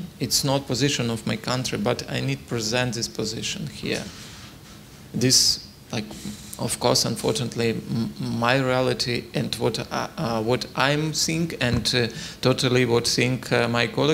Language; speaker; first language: English; non-native, learner; Ukrainian